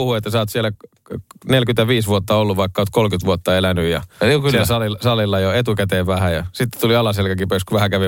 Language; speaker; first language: Finnish; native; Finnish